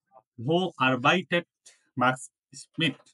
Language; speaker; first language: German; non-native, fluent; Bangla